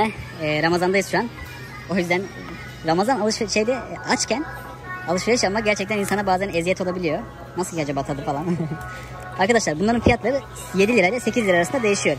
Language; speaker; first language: Turkish; native; Turkish